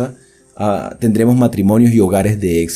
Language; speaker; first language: Spanish; native; Spanish